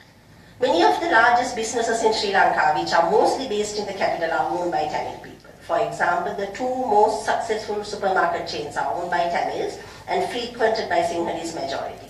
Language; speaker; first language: English; non-native, local second language; Sinhala